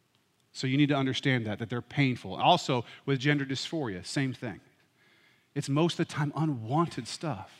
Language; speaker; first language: English; native; English